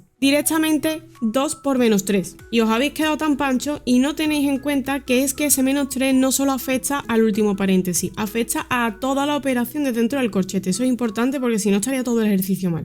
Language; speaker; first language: Spanish; native; Spanish